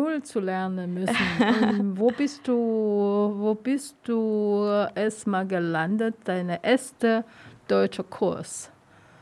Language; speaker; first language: German; non-native, learner; Chinese